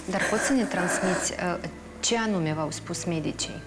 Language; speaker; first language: Romanian; native; Romanian